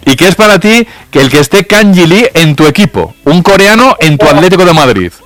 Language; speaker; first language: Spanish; native; Spanish